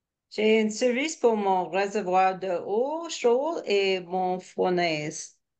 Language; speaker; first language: French; non-native, learner; English